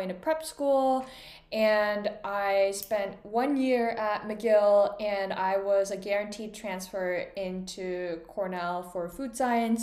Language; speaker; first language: English; non-native, fluent; Korean